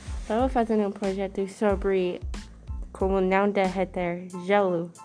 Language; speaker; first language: Portuguese; non-native, learner; English